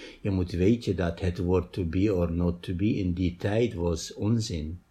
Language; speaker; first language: Dutch; non-native, fluent; Arabic